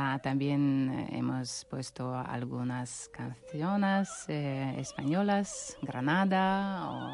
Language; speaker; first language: Spanish; non-native, learner; Russian